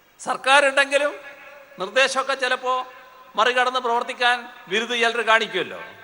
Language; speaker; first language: Malayalam; native; Malayalam